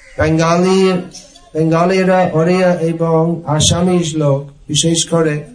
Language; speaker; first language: Bangla; non-native, fluent; English